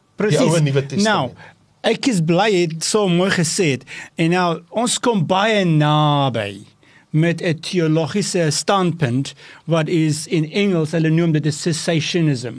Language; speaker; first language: Afrikaans; non-native, local second language; English